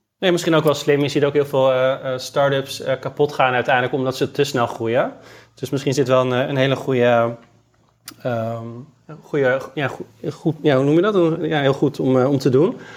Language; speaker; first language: Dutch; native; Dutch